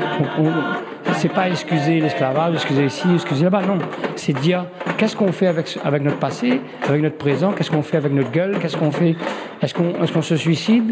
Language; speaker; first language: French; non-native, local second language; Réunion Creole French